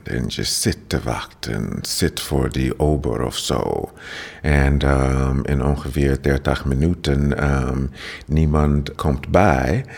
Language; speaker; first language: Dutch; non-native, learner; English